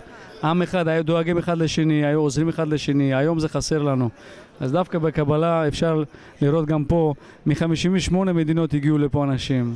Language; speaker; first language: Hebrew; non-native, fluent; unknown